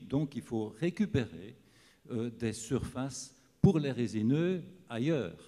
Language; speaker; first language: French; native; French